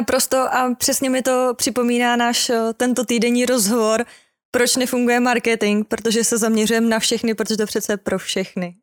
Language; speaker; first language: Czech; native; Czech